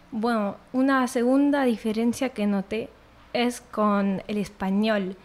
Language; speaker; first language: Spanish; non-native, fluent; French